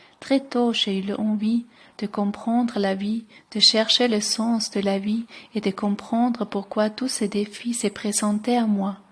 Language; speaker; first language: French; non-native, local second language; Swiss German